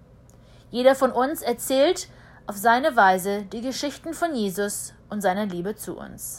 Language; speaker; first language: German; early bilingual, heritage; German